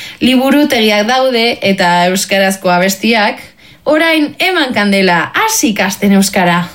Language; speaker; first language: Basque; non-native, local second language; Spanish